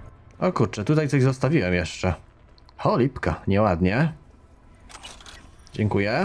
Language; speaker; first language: Polish; native; Polish